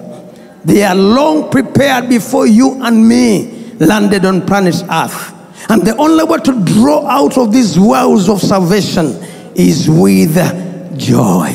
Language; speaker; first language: English; non-native, local second language; Ganda